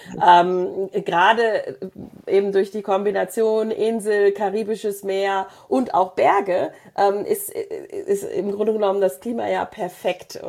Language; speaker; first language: German; native; German